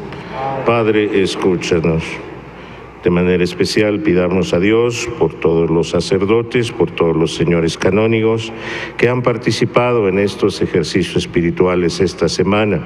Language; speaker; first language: Spanish; native; Spanish